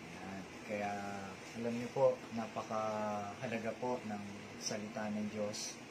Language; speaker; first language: Filipino; native; Filipino